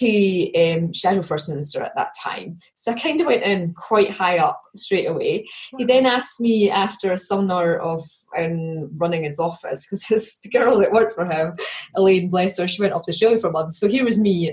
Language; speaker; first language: English; native; English